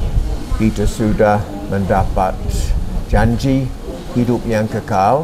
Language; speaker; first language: Indonesian; non-native, fluent; English